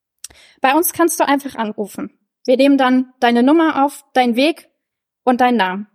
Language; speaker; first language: German; native; German